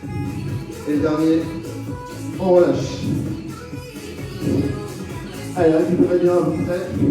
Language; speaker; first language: French; native; French